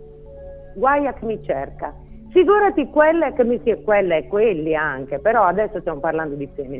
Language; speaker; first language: Italian; native; Italian